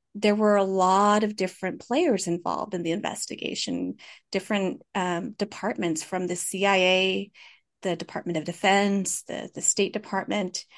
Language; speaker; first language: English; early bilingual, other home language; Hmong